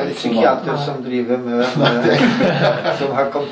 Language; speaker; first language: Norwegian; non-native, learner; Polish